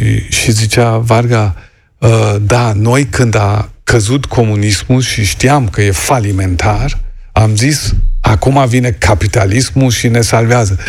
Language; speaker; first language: Romanian; non-native, fluent; German